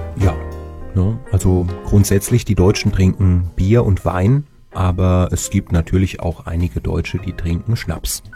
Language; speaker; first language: German; native; German